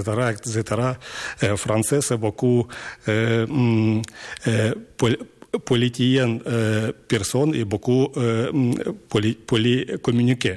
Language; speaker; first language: French; non-native, learner; Ukrainian